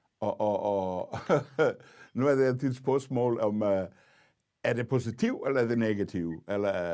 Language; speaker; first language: Danish; non-native, fluent; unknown